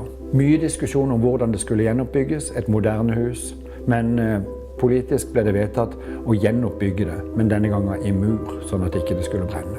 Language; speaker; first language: Norwegian; native; Norwegian